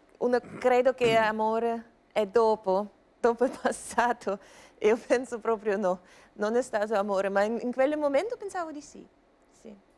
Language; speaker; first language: Italian; non-native, learner; Russian